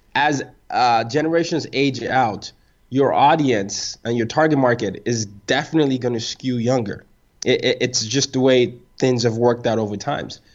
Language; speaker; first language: English; non-native, local second language; Yoruba